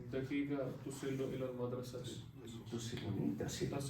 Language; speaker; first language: Arabic; non-native, learner; Urdu